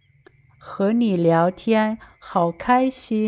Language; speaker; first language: Chinese; non-native, fluent; Lao